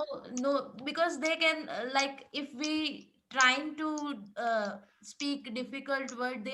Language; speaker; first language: English; non-native, learner; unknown